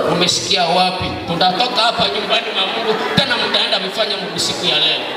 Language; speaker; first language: Swahili; non-native, local second language; Nande